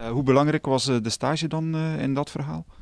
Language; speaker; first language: Dutch; native; Dutch